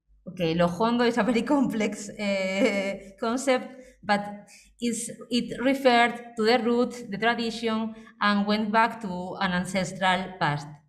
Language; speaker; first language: English; non-native, fluent; Spanish